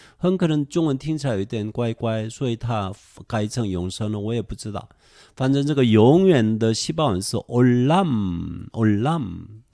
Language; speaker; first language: Chinese; non-native, fluent; Korean